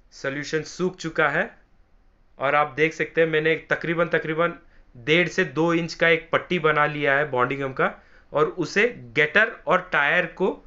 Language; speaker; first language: Hindi; non-native, local second language; Marathi